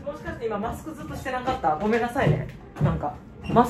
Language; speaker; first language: Japanese; native; Japanese